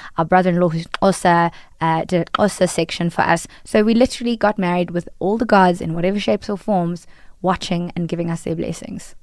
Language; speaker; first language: English; native; English